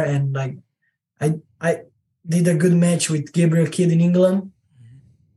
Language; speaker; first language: English; non-native, learner; Italian